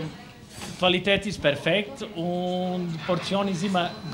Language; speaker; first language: German; non-native, learner; Serbian